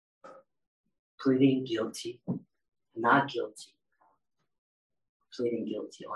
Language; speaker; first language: English; early bilingual, other home language; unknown